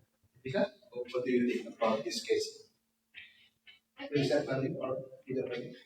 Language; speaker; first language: English; non-native, learner; Indonesian